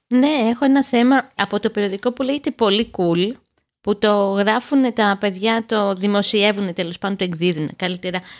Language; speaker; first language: Greek; native; Greek